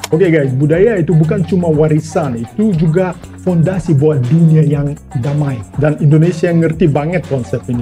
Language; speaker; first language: Indonesian; non-native, fluent; Russian